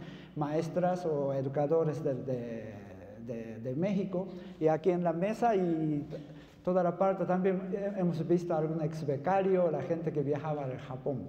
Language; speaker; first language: Spanish; non-native, fluent; Japanese